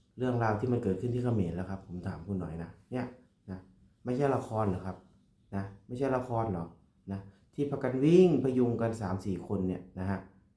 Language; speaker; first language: Thai; native; Thai